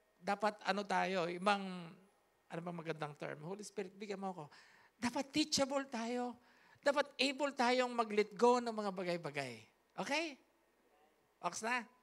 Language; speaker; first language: Filipino; native; Filipino